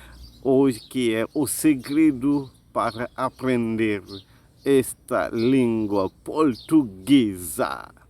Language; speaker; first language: Portuguese; non-native, learner; Haitian Creole